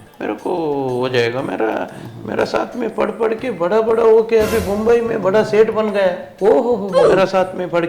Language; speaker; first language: Hindi; non-native, local second language; Kannada